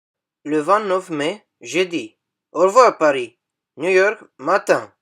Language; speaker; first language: French; non-native, fluent; Romanian